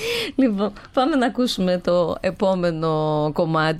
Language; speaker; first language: Greek; native; Greek